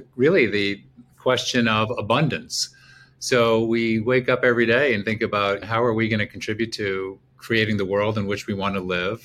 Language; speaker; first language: English; native; English